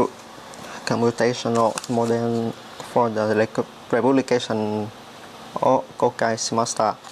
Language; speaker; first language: Japanese; non-native, learner; Vietnamese